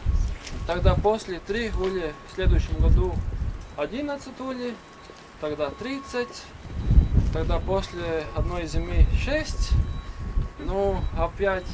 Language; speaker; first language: Russian; non-native, learner; Latvian